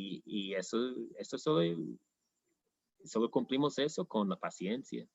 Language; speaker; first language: Spanish; non-native, fluent; English